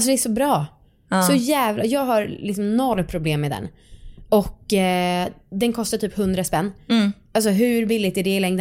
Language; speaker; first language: Swedish; native; Swedish